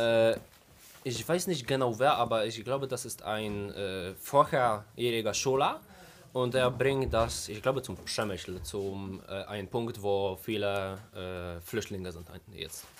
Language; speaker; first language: German; non-native, learner; Polish